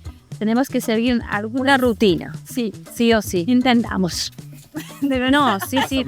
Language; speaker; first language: Spanish; native; Spanish